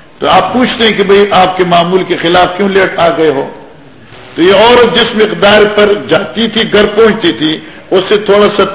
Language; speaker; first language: Urdu; non-native, local second language; Northern Hindko